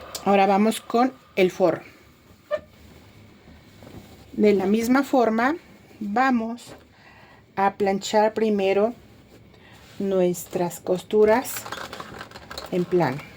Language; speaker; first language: Spanish; native; Spanish